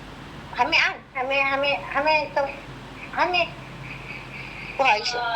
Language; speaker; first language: Chinese; non-native, learner; Indonesian